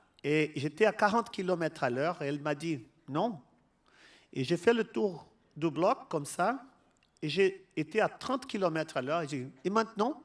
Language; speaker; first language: French; non-native, fluent; Portuguese